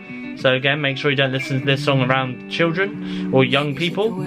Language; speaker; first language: English; native; English